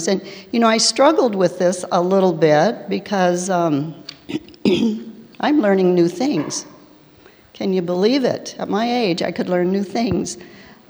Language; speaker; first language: English; native; English